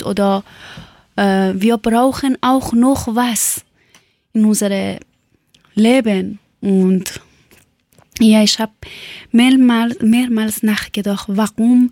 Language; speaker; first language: German; non-native, local second language; Persian